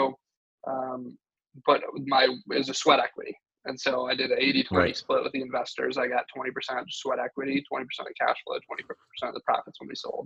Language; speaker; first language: English; native; English